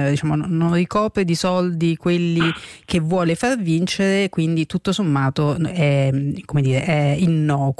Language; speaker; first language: Italian; native; Italian